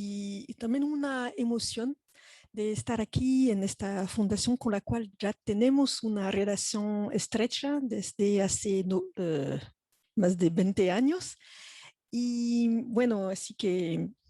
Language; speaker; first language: Spanish; non-native, fluent; French